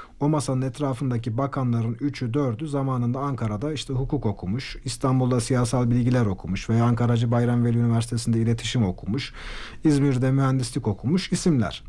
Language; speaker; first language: Turkish; native; Turkish